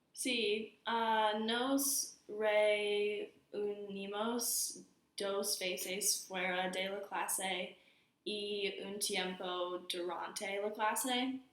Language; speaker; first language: Spanish; non-native, learner; English